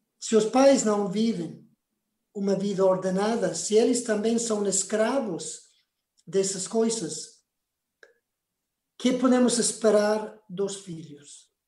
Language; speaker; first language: Portuguese; non-native, fluent; Spanish